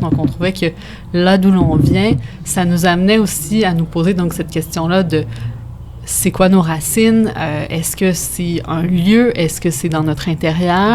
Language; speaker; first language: French; native; French